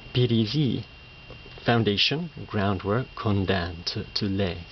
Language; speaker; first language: English; native; English